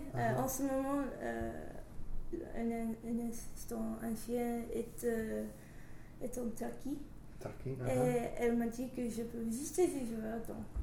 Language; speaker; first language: French; non-native, learner; English